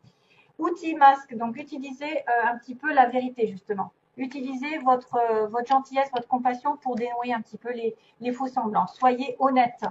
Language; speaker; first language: French; native; French